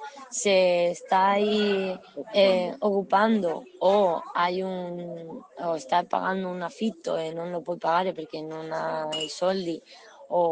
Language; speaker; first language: Italian; non-native, learner; Spanish